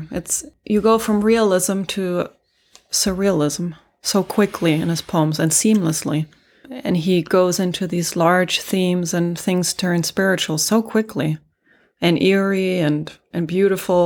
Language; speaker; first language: English; non-native, fluent; Swedish